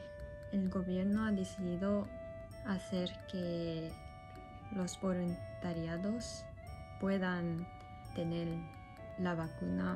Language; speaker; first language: Spanish; non-native, fluent; Japanese